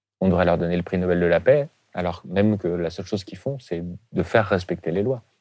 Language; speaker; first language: French; native; French